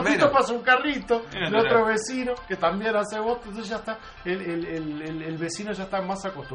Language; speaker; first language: Spanish; native; Spanish